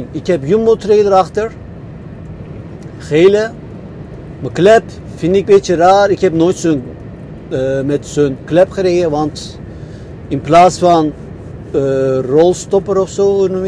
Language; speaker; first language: Dutch; non-native, fluent; Turkish